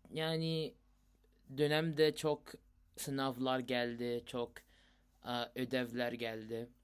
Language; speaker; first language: Turkish; non-native, learner; Urdu